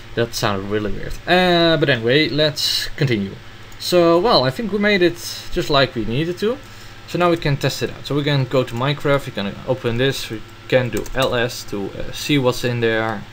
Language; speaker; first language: English; non-native, fluent; Dutch